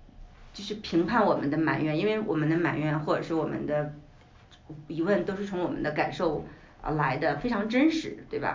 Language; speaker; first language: Chinese; native; Chinese